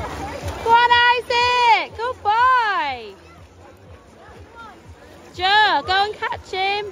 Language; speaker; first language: English; native; English